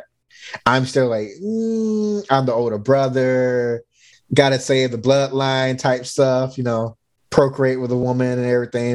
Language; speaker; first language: English; native; English